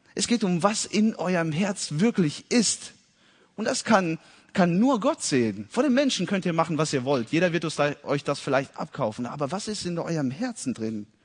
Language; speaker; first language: German; early bilingual, heritage; German